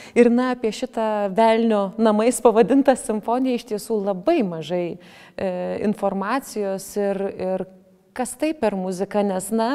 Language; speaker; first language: Lithuanian; native; Lithuanian